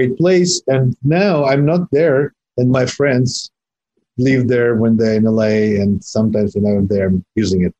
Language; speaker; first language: English; non-native, fluent; Russian